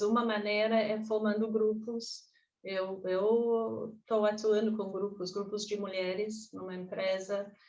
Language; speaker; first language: Portuguese; non-native, fluent; English